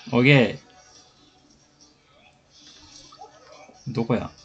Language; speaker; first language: Japanese; native; Japanese